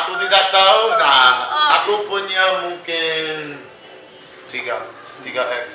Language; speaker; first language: Indonesian; non-native, learner; English